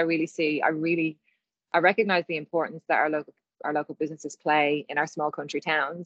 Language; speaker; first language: English; native; English